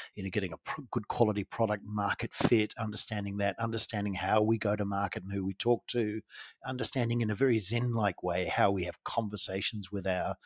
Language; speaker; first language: English; native; English